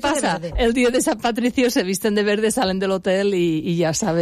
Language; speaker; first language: Spanish; non-native, fluent; English